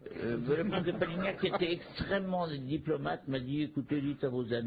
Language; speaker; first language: French; native; French